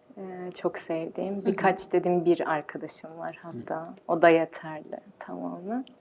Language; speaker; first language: Turkish; early bilingual, heritage; Turkish